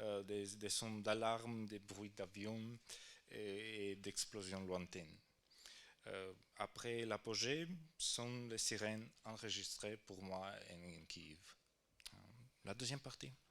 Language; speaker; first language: French; non-native, fluent; Ukrainian